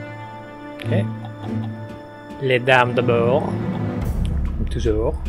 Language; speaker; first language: French; non-native, fluent; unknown